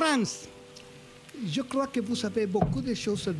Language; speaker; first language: French; non-native, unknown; Spanish